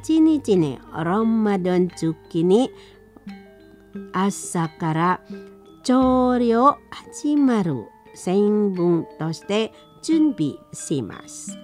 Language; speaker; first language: Japanese; non-native, learner; Indonesian